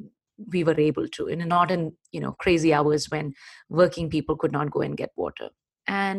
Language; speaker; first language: English; non-native, local second language; Malayalam